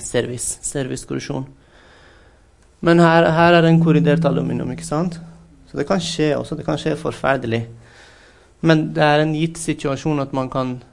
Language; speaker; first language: Norwegian; non-native, fluent; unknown